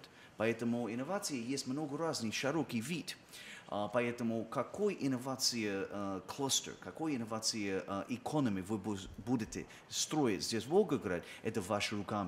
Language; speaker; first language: Russian; non-native, learner; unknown